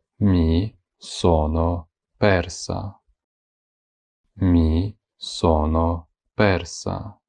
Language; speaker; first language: Italian; non-native, fluent; Ukrainian